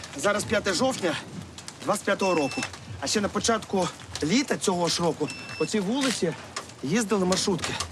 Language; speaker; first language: Ukrainian; native; Ukrainian